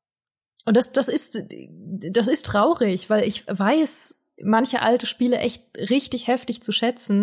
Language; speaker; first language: German; native; German